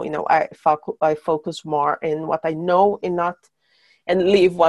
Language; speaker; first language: English; non-native, fluent; Portuguese